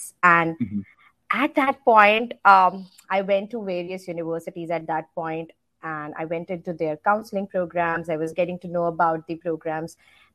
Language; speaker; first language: English; non-native, local second language; Hindi